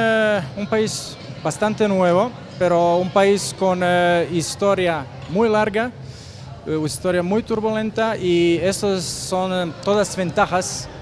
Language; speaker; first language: Spanish; non-native, fluent; Croatian